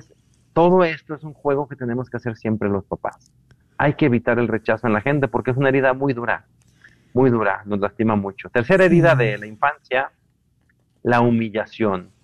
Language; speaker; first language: Spanish; native; Spanish